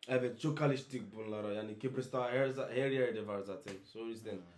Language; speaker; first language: Turkish; non-native, learner; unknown